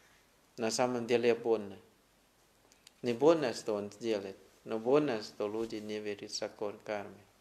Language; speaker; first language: Russian; non-native, learner; Thai